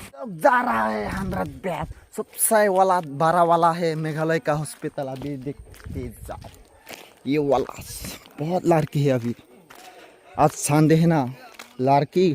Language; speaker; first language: Hindi; non-native, local second language; Assamese